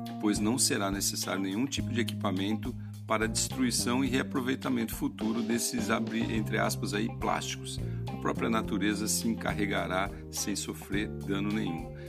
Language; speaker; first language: Portuguese; native; Portuguese